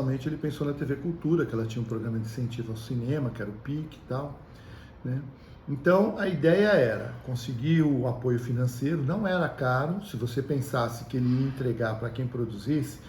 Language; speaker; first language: Portuguese; native; Portuguese